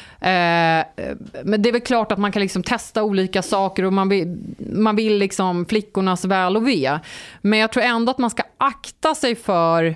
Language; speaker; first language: Swedish; early bilingual, other home language; Turkish